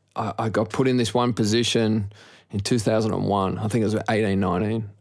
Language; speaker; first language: English; native; English